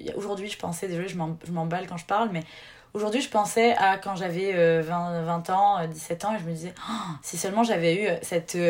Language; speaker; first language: French; native; French